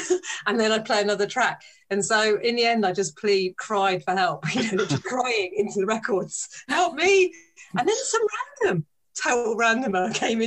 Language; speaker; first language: English; native; English